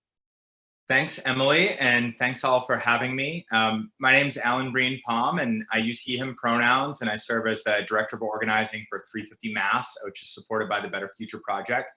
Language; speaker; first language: English; native; English